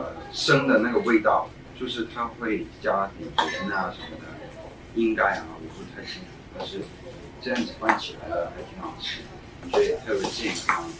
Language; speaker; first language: Chinese; non-native, local second language; Cantonese